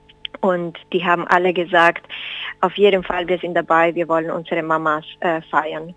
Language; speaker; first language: German; non-native, fluent; Spanish